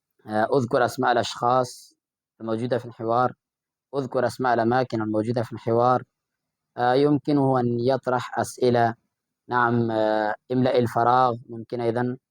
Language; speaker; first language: Arabic; non-native, fluent; Urdu